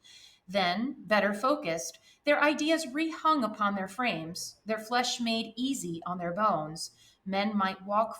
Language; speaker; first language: English; native; English